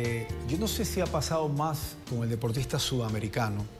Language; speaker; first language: Spanish; native; Spanish